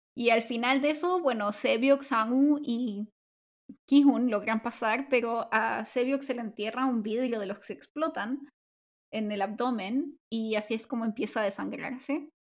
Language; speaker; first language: Spanish; native; Spanish